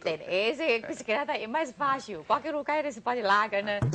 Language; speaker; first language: Portuguese; non-native, learner; Chinese